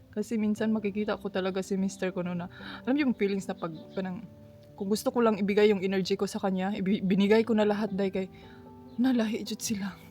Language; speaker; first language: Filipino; non-native, local second language; Cebuano